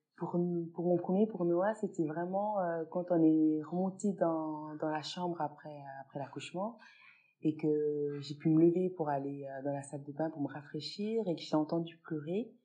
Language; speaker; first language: French; early bilingual, other home language; Fula